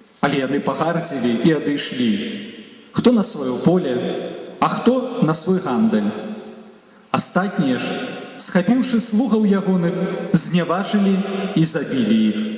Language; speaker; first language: Belarusian; native; Belarusian